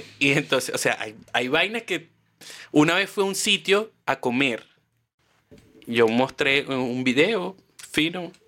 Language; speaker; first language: Spanish; native; Spanish